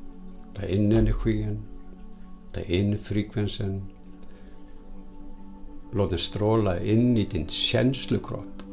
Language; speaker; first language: Swedish; non-native, fluent; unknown